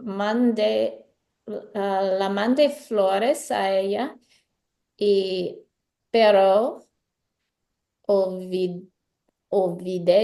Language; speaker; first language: Spanish; non-native, learner; English